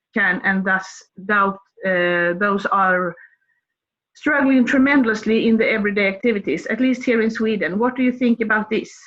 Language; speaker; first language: English; non-native, fluent; Swedish